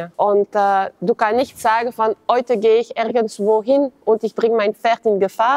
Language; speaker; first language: German; non-native, fluent; French